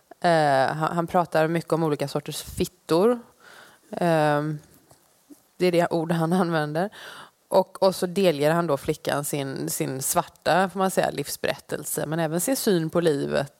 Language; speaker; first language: Swedish; native; Swedish